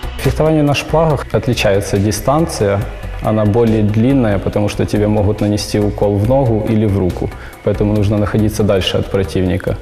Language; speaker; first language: Russian; non-native, local second language; Ukrainian